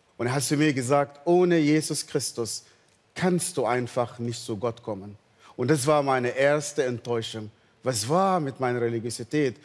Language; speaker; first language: German; non-native, fluent; Arabic